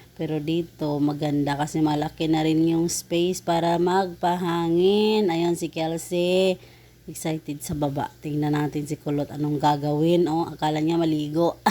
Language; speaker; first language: Filipino; native; Filipino